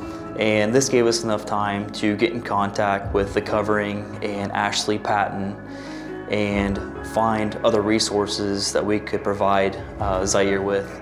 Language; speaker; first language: English; native; English